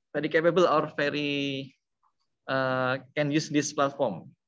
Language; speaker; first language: English; non-native, learner; Indonesian